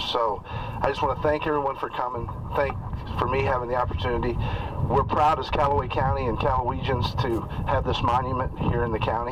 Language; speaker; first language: English; native; English